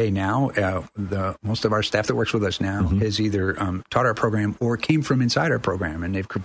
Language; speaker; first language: English; native; English